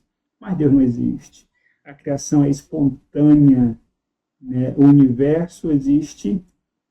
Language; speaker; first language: Portuguese; native; Portuguese